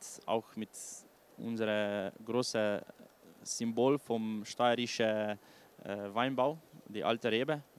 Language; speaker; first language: German; non-native, learner; Slovenian